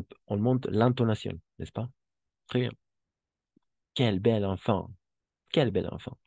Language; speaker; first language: French; non-native, fluent; Spanish